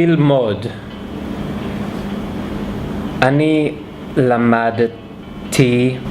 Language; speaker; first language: Hebrew; non-native, fluent; English